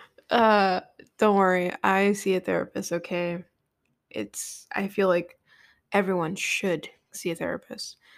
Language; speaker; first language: English; early bilingual, other home language; Spanish